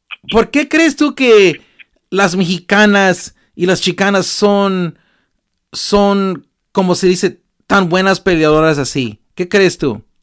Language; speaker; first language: Spanish; early bilingual, heritage; Spanish